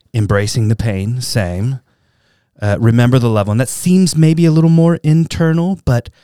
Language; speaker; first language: English; native; English